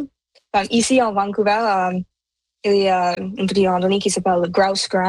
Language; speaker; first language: French; non-native, local second language; Punjabi